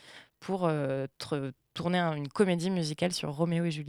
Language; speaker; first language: French; native; French